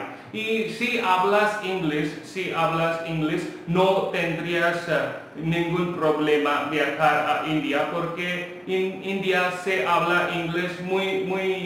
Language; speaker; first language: Spanish; non-native, local second language; Hindi